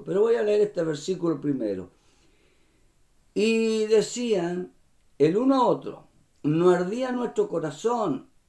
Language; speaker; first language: Spanish; native; Spanish